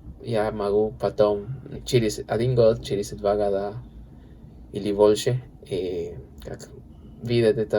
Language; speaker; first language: Russian; non-native, learner; Spanish